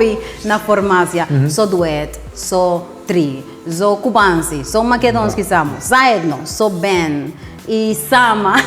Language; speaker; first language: Macedonian; non-native, learner; Spanish